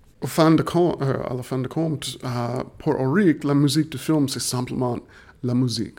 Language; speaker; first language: French; non-native, fluent; English